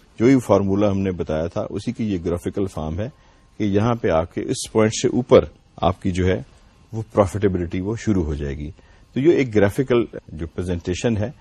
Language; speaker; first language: Urdu; non-native, local second language; Punjabi